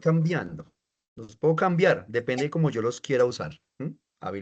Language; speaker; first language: Spanish; native; Spanish